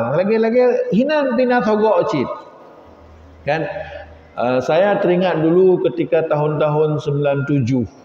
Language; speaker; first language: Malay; non-native, local second language; Achinese